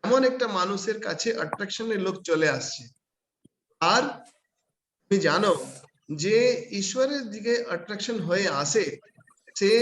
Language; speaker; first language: Bangla; non-native, local second language; Hindi